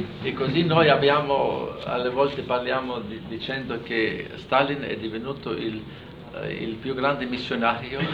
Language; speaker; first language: Italian; non-native, fluent; German